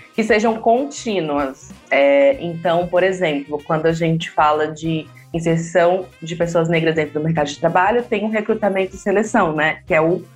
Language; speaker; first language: Portuguese; native; Portuguese